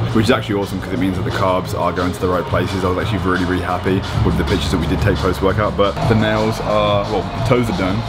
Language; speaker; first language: English; native; English